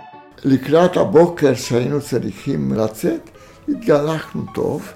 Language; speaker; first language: Hebrew; non-native, fluent; Romanian